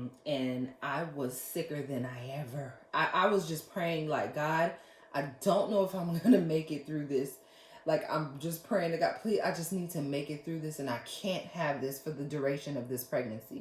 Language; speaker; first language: English; native; English